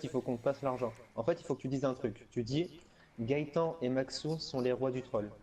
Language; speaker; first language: French; native; French